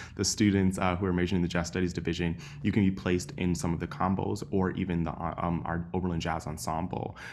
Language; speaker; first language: English; native; English